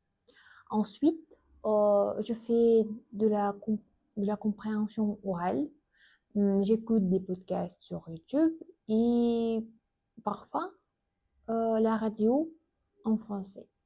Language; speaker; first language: French; non-native, learner; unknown